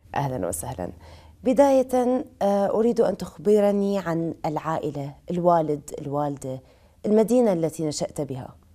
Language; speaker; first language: Arabic; native; Arabic